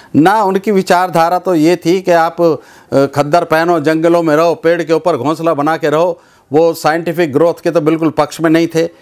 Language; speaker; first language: Hindi; native; Hindi